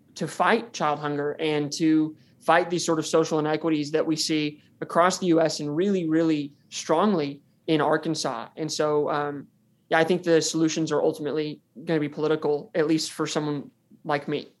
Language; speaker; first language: English; native; English